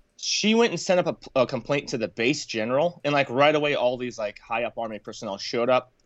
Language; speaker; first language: English; native; English